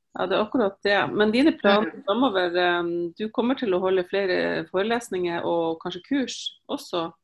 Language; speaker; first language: Norwegian; native; Norwegian